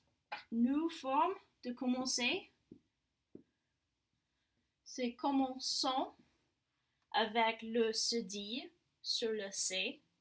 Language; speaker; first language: French; non-native, learner; English